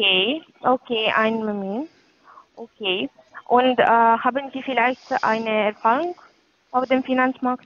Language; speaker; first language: German; non-native, learner; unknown